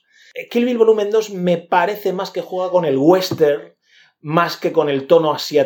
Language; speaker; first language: Spanish; native; Spanish